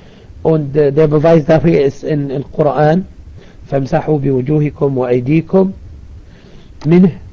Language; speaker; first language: German; non-native, fluent; Arabic